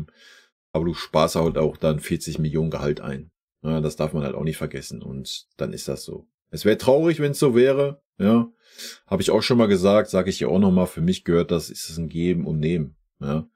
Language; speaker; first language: German; native; German